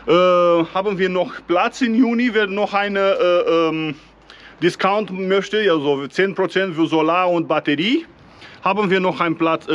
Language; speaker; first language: German; non-native, learner; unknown